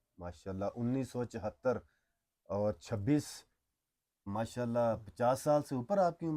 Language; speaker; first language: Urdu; non-native, local second language; Punjabi